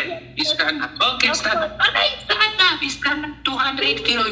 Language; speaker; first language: English; non-native, learner; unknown